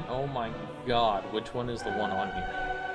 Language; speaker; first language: English; native; English